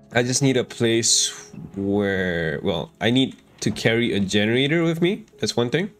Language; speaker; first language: English; non-native, local second language; Malay